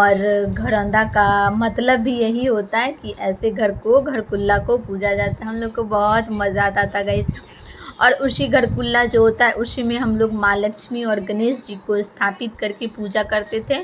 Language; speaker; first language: Hindi; non-native, local second language; Bhojpuri